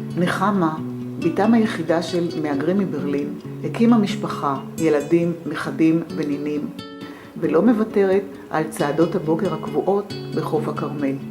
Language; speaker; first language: Hebrew; native; Hebrew